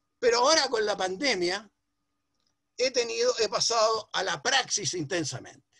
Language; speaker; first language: Spanish; early bilingual, other home language; Ladino